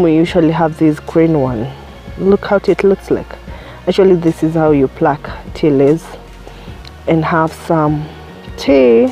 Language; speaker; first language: English; non-native, local second language; Kikuyu